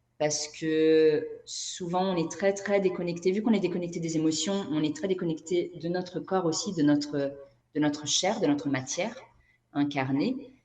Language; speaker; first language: French; non-native, fluent; Portuguese